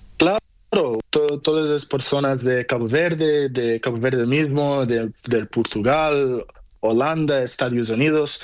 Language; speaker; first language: Spanish; non-native, learner; Portuguese